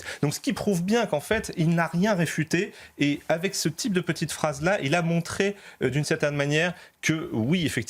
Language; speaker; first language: French; native; French